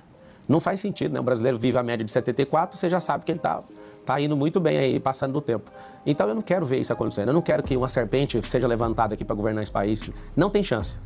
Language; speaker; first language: Portuguese; native; Portuguese